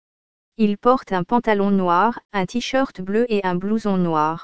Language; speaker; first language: French; non-native, learner; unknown